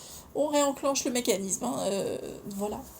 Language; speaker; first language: French; native; French